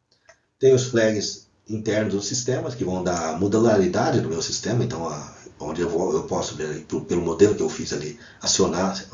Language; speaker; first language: Portuguese; native; Portuguese